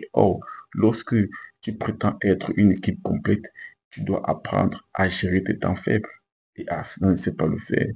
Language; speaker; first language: French; native; French